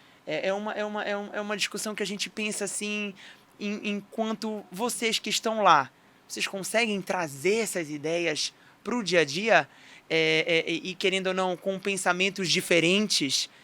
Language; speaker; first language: Portuguese; native; Portuguese